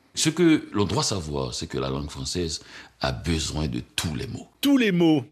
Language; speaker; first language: French; native; French